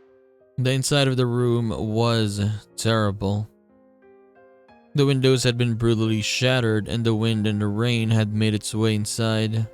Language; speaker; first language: English; native; English